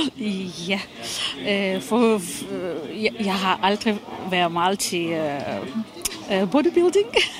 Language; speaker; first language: Danish; non-native, fluent; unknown